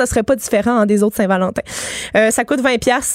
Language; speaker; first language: French; native; French